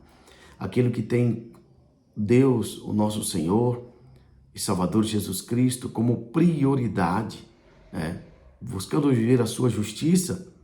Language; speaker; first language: Portuguese; native; Portuguese